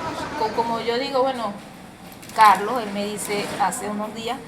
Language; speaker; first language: Spanish; native; Spanish